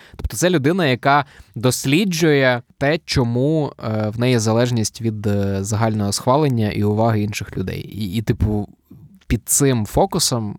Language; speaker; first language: Ukrainian; native; Ukrainian